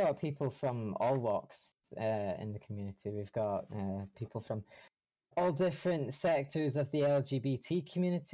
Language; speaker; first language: English; native; English